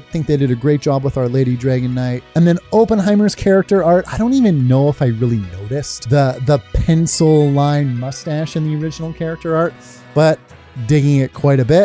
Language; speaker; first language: English; native; English